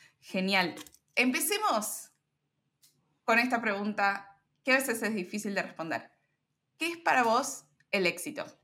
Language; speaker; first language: Spanish; native; Spanish